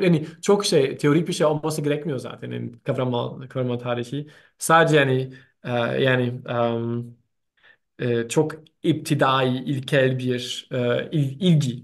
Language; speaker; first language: Turkish; non-native, learner; German